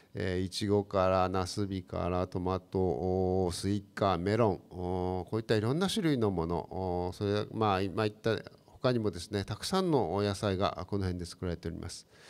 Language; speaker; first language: Japanese; native; Japanese